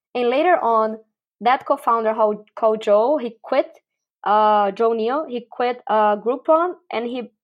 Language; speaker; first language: English; non-native, fluent; Portuguese